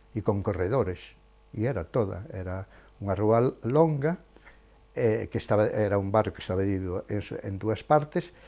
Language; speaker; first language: Galician; native; Galician